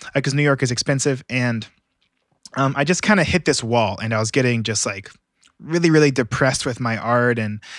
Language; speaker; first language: English; native; English